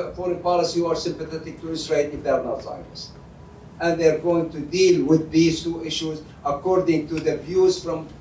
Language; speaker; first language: English; non-native, fluent; Arabic